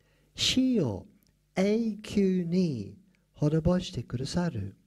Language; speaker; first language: Japanese; non-native, fluent; English